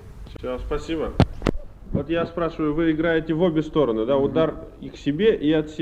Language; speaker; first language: Russian; native; Russian